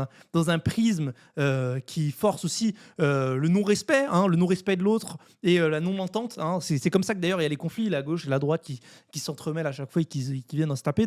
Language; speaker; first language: French; native; French